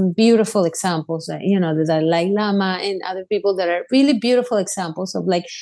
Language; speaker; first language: English; non-native, fluent; Spanish